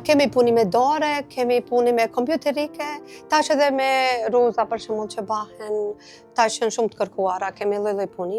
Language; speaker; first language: Albanian; native; Albanian